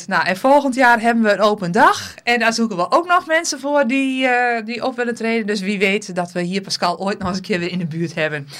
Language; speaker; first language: Dutch; native; Dutch